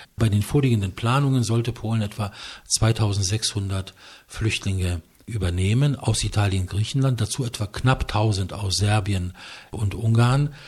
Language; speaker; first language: German; non-native, fluent; Polish